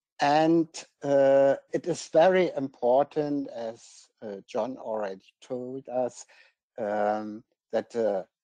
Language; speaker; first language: English; non-native, fluent; German